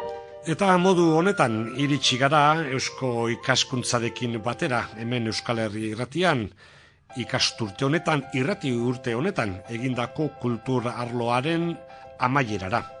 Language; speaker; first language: Basque; native; Basque